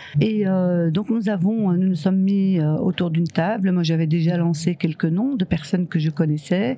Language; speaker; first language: French; early bilingual, other home language; Riffian